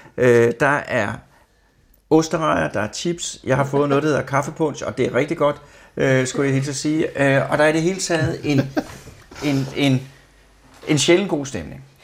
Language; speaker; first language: Danish; native; Danish